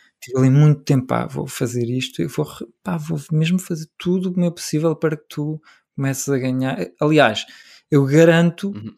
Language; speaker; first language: Portuguese; native; Portuguese